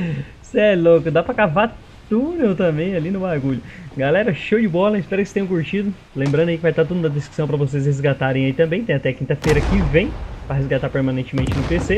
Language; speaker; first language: Portuguese; native; Portuguese